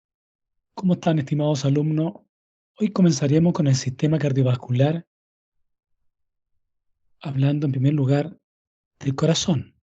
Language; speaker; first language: Spanish; native; Spanish